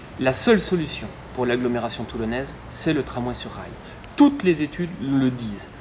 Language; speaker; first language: French; native; French